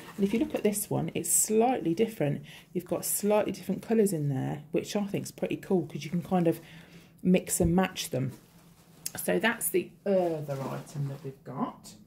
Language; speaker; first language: English; native; English